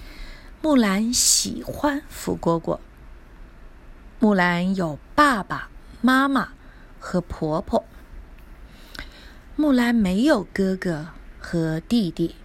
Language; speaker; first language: Chinese; non-native, learner; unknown